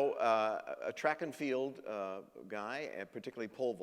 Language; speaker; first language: English; native; English